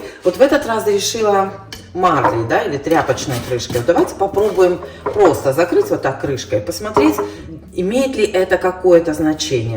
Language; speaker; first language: Russian; native; Russian